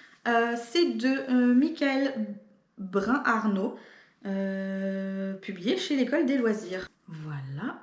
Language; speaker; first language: French; native; French